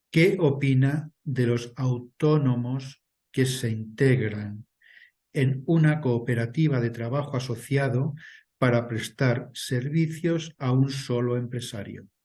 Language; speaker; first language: Spanish; native; Spanish